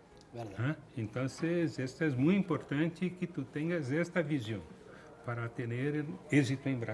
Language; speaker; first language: Spanish; non-native, fluent; Portuguese